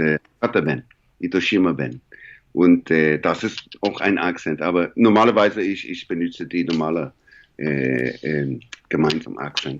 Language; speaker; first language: German; non-native, learner; English